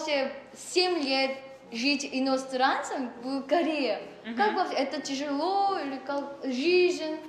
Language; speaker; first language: Russian; non-native, learner; Korean